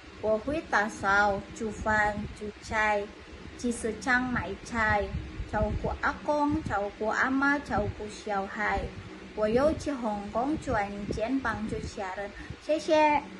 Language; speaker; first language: Chinese; non-native, learner; Indonesian